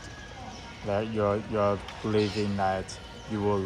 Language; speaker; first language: English; non-native, learner; Chinese